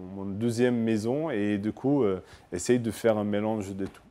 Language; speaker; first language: French; non-native, fluent; English